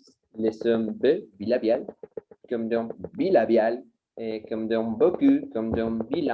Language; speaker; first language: French; non-native, learner; Spanish